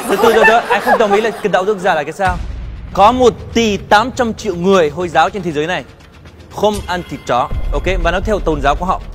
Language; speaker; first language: Vietnamese; non-native, fluent; Arabic